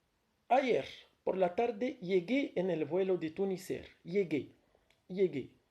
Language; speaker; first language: Spanish; non-native, fluent; Arabic